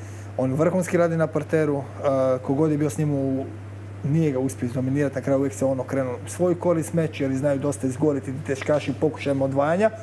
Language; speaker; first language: Croatian; native; Croatian